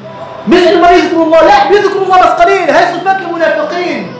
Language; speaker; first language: Arabic; native; Arabic